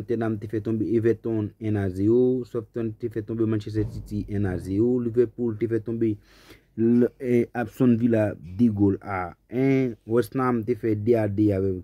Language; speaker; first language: French; non-native, learner; Haitian Creole